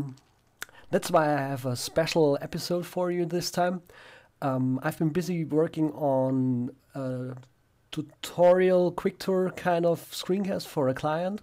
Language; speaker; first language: English; non-native, fluent; German